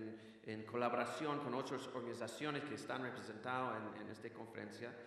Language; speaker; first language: Spanish; non-native, fluent; English